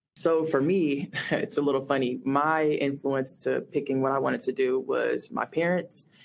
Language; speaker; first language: English; native; English